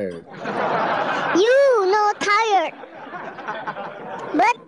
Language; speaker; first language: English; non-native, learner; Indonesian